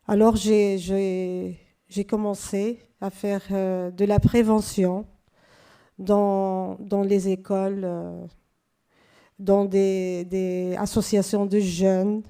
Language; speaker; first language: French; non-native, fluent; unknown